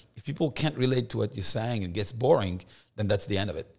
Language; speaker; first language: English; non-native, fluent; French